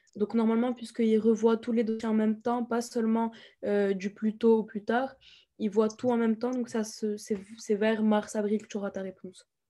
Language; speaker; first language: French; non-native, local second language; Arabic